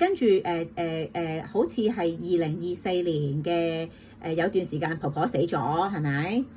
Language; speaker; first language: Cantonese; native; Cantonese